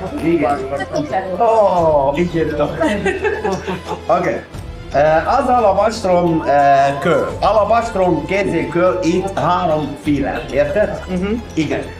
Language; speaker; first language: Hungarian; non-native, learner; Arabic